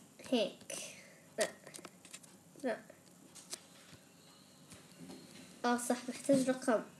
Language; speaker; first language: Arabic; native; Arabic